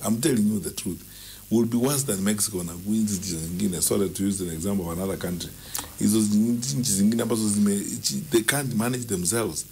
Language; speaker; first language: English; non-native, local second language; Swahili